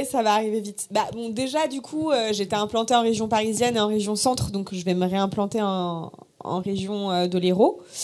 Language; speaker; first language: French; native; French